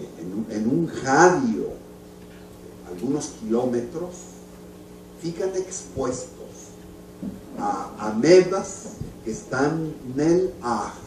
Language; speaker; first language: Portuguese; non-native, learner; Spanish